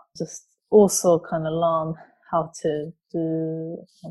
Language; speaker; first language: English; non-native, fluent; Japanese